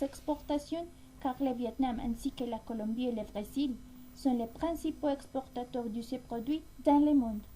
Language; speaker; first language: French; non-native, learner; Spanish